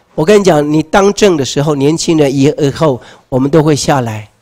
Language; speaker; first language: Chinese; native; Chinese